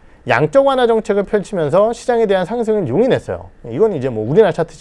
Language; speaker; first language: Korean; native; Korean